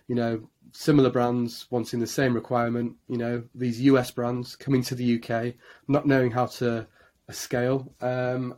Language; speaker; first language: English; native; English